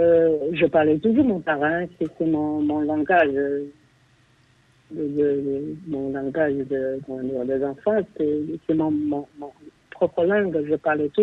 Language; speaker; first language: French; non-native, fluent; Chinese